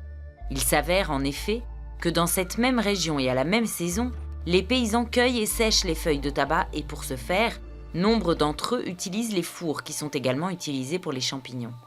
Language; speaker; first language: French; native; French